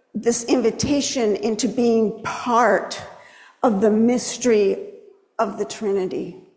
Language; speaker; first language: English; native; English